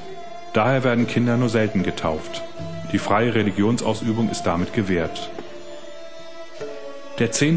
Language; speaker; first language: German; native; German